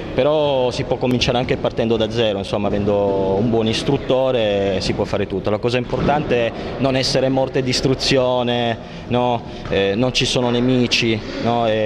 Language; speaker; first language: Italian; native; Italian